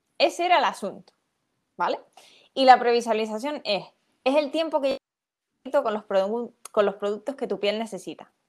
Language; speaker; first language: Spanish; native; Spanish